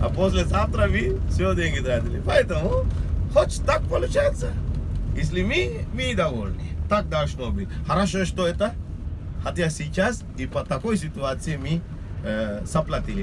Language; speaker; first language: Russian; non-native, learner; Sinhala